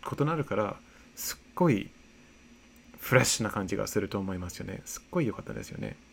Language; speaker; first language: Japanese; non-native, fluent; English